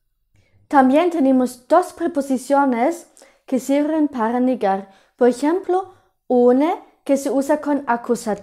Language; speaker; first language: Spanish; non-native, fluent; German